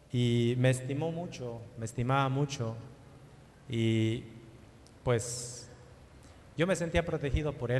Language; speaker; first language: Spanish; native; Spanish